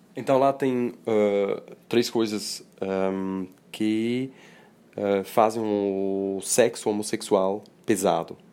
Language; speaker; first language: Portuguese; non-native, fluent; Swiss German